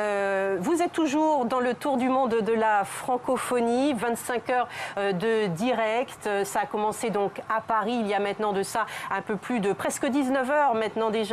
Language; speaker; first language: French; native; French